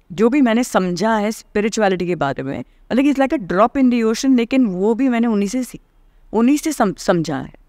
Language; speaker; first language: Hindi; native; Hindi